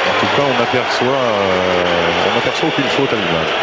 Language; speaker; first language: French; native; French